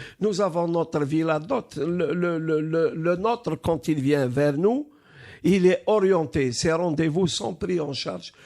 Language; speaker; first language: French; non-native, local second language; Arabic